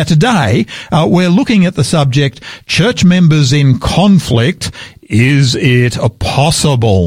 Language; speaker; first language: English; native; English